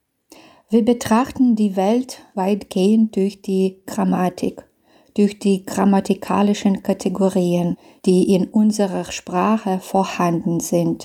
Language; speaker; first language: German; non-native, fluent; Belarusian